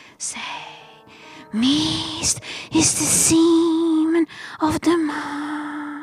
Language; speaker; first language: English; non-native, fluent; Spanish